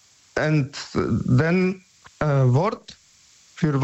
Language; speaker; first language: German; non-native, learner; Polish